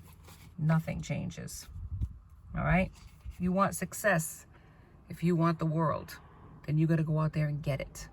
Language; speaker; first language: English; native; English